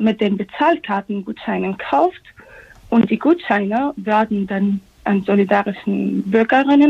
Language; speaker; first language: German; non-native, fluent; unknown